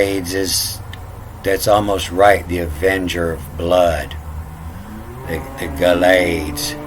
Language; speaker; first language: English; native; English